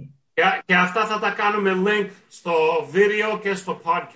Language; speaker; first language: Greek; early bilingual, heritage; Greek